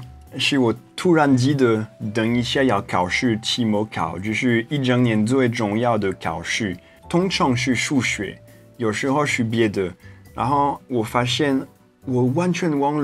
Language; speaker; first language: Chinese; non-native, fluent; French